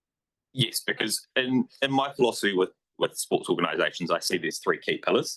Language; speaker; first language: English; native; English